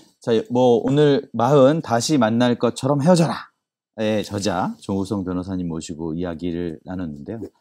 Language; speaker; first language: Korean; native; Korean